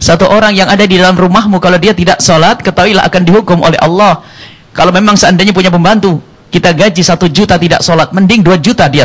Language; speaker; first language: Indonesian; native; Indonesian